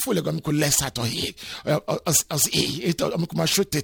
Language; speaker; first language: Hungarian; non-native, fluent; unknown